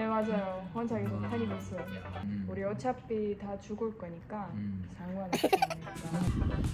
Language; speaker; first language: Korean; non-native, fluent; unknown